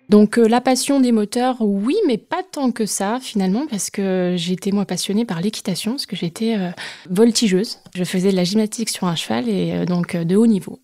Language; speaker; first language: French; native; French